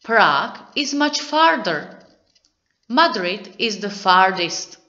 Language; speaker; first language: English; non-native, fluent; Czech